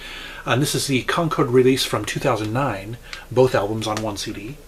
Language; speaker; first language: English; native; English